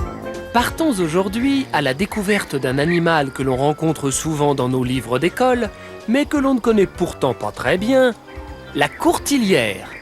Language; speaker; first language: French; native; French